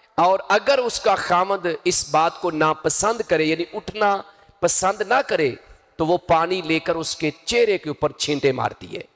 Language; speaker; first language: Urdu; non-native, local second language; Punjabi